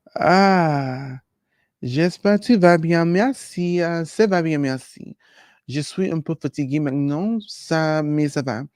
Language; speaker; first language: French; non-native, learner; English